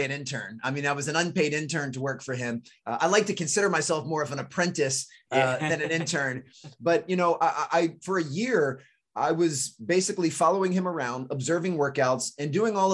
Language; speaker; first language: English; native; English